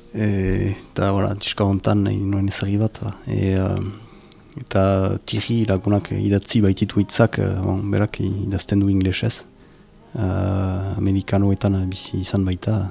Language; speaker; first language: Basque; non-native, local second language; French